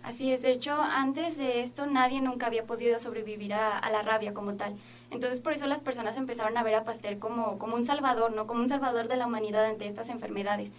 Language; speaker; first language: Spanish; native; Spanish